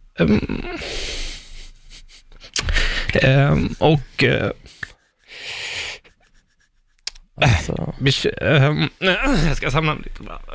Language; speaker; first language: Swedish; early bilingual, other home language; Spanish